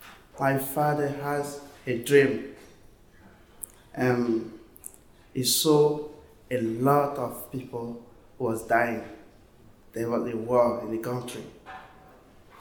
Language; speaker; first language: English; non-native, learner; French